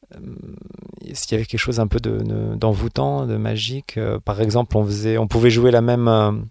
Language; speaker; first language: French; native; French